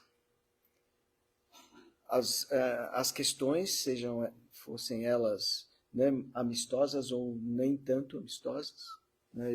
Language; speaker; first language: Portuguese; native; Portuguese